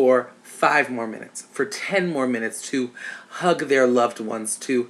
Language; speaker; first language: English; native; English